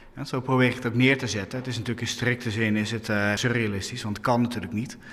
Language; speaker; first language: Dutch; native; Dutch